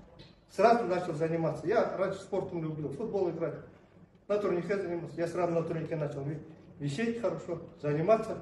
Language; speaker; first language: Russian; non-native, local second language; Kazakh